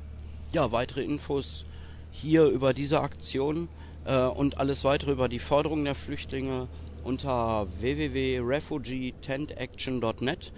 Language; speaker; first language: German; native; German